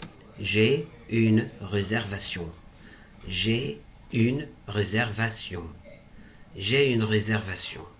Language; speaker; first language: French; non-native, fluent; Arabic